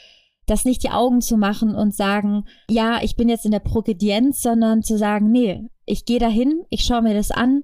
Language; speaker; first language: German; native; German